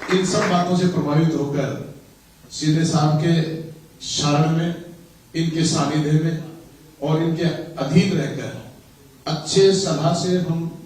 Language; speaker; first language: Hindi; native; Hindi